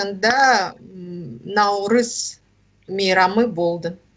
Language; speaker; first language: Kazakh; non-native, learner; Russian